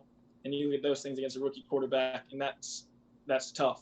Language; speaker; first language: English; native; English